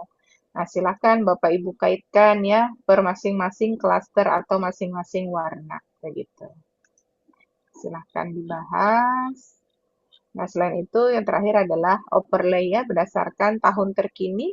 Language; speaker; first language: Indonesian; native; Indonesian